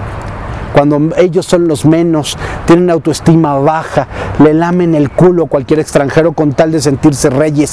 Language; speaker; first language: Spanish; native; Spanish